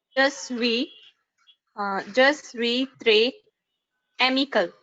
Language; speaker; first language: French; non-native, learner; Hindi